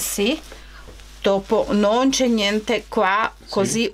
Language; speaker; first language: Italian; non-native, learner; Czech